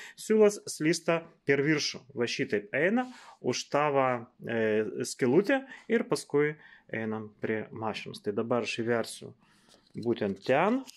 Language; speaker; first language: Lithuanian; non-native, local second language; Russian